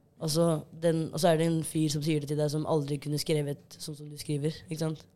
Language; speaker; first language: Norwegian; early bilingual, other home language; Somali